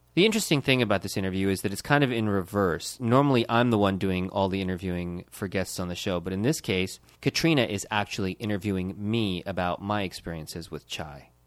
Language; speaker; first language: English; early bilingual, other home language; Gujarati